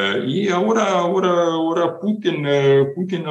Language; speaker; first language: Spanish; non-native, fluent; Ukrainian